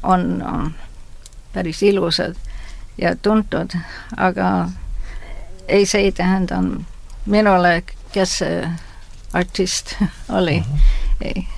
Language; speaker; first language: Estonian; early bilingual, heritage; Estonian